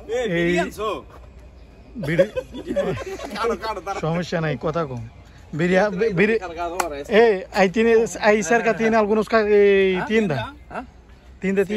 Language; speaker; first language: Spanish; non-native, learner; Bangla